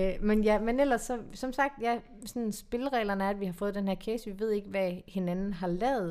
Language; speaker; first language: Danish; native; Danish